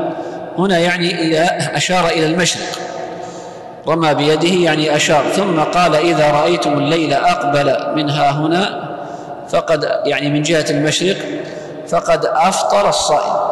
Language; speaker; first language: Arabic; native; Arabic